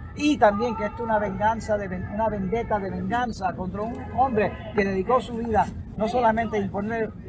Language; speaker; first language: Spanish; non-native, fluent; English